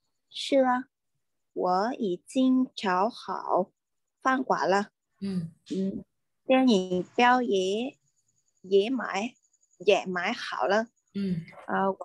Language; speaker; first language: Chinese; non-native, learner; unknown